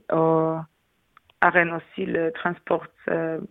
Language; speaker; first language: French; non-native, learner; Polish